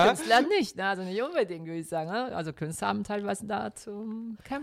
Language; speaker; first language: German; non-native, fluent; Italian